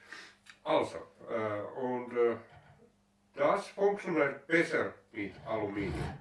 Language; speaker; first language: German; non-native, learner; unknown